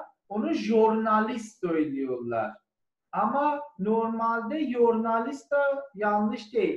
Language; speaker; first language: Turkish; non-native, learner; German